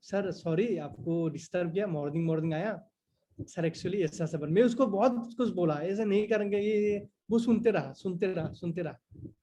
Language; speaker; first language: Hindi; non-native, local second language; Assamese